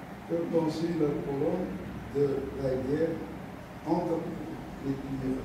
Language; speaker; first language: French; non-native, learner; Arabic